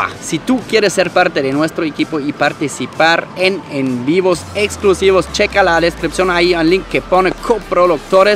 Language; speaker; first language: Spanish; non-native, fluent; German